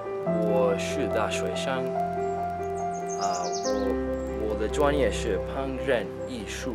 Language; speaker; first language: Chinese; non-native, learner; English